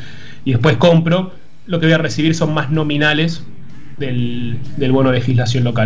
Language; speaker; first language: Spanish; native; Spanish